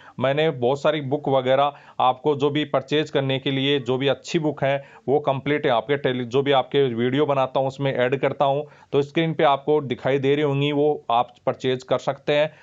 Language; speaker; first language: Hindi; native; Hindi